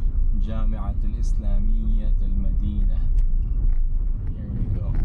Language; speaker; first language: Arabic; non-native, learner; English